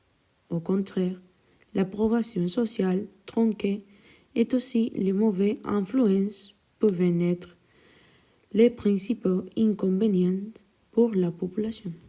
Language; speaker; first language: French; non-native, learner; Spanish